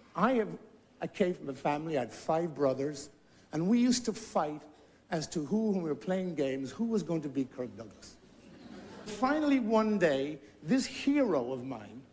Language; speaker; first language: English; native; English